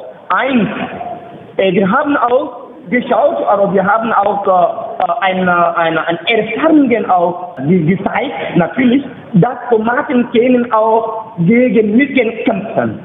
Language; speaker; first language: German; non-native, learner; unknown